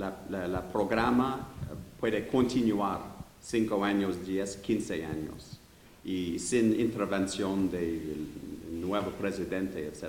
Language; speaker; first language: Spanish; non-native, learner; English